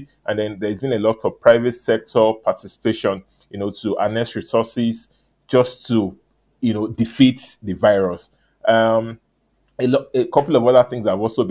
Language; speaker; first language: English; non-native, local second language; Yoruba